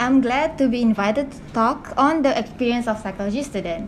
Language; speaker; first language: English; non-native, local second language; Malay